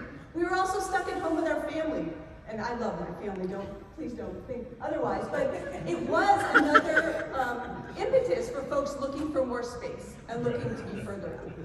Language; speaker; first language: English; native; English